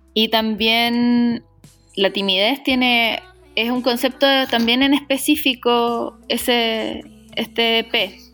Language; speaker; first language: Spanish; native; Spanish